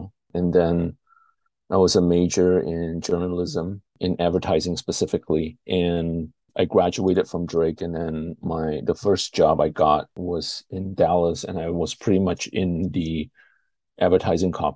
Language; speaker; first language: English; non-native, local second language; Chinese